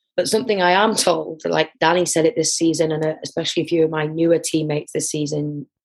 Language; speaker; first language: English; native; English